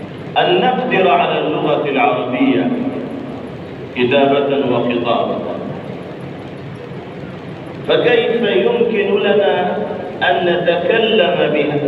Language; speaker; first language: Arabic; non-native, fluent; Urdu